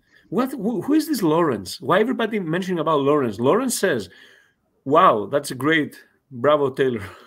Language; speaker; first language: English; non-native, fluent; Greek